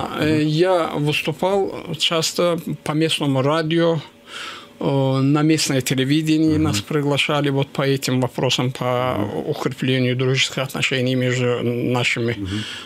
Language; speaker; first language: Russian; non-native, local second language; Azerbaijani